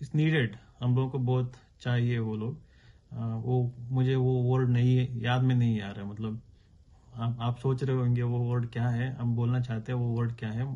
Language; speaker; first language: Hindi; non-native, local second language; Kannada